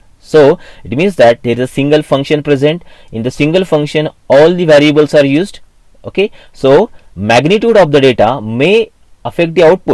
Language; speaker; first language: English; non-native, local second language; Marathi